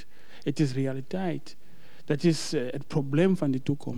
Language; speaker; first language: Dutch; non-native, fluent; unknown